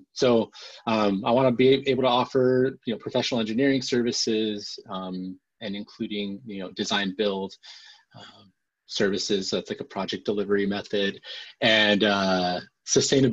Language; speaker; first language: English; native; English